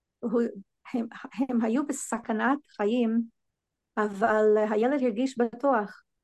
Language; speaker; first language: Hebrew; non-native, fluent; English